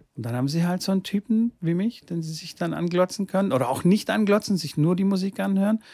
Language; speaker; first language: German; early bilingual, other home language; Bulgarian